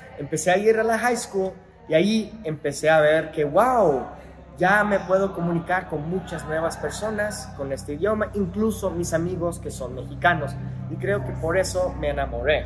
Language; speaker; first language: Spanish; non-native, fluent; English